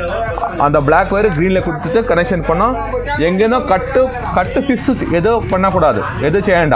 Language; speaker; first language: Tamil; non-native, learner; Malayalam